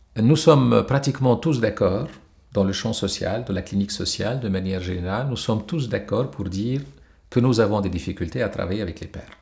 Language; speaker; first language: French; non-native, local second language; Arabic